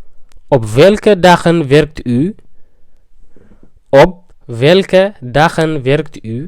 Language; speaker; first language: Dutch; non-native, fluent; Tigrinya